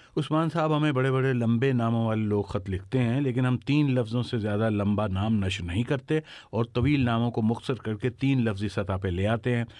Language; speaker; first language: Urdu; native; Urdu